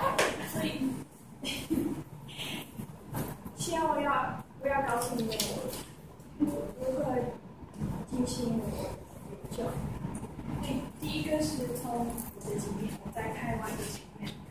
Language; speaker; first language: Chinese; non-native, learner; English